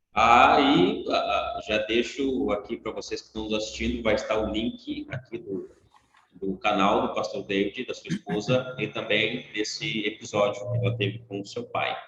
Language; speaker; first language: Portuguese; native; Portuguese